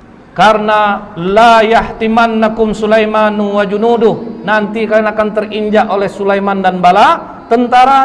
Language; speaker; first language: Indonesian; native; Indonesian